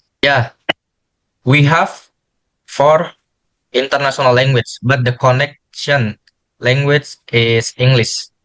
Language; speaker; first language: English; non-native, learner; Indonesian